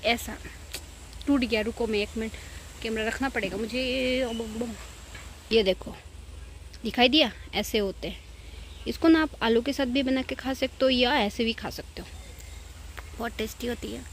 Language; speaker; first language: Hindi; non-native, local second language; Nepali